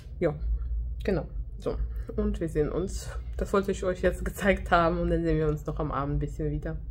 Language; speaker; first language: German; non-native, fluent; Russian